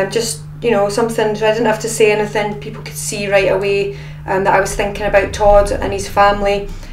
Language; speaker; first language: English; native; English